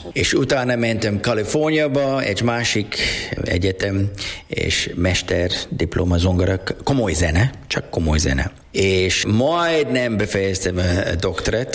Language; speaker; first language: Hungarian; non-native, learner; English